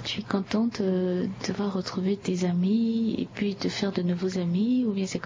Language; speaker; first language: French; non-native, local second language; Sango